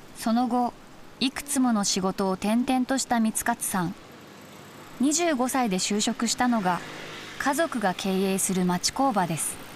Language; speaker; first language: Japanese; native; Japanese